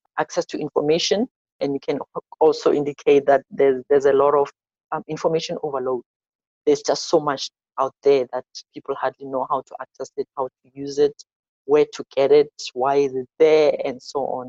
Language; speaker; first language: English; non-native, local second language; Zulu